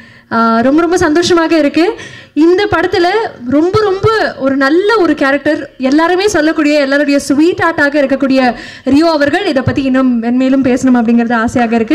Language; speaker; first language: Tamil; native; Tamil